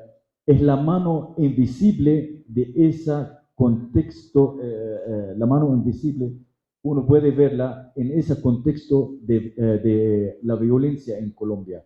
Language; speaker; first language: Spanish; non-native, fluent; Arabic